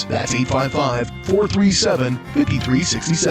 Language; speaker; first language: English; native; English